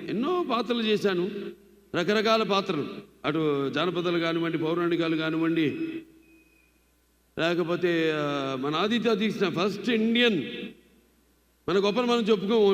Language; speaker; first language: Telugu; native; Telugu